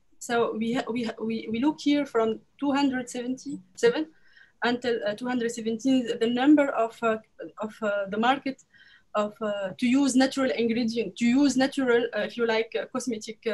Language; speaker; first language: English; non-native, learner; French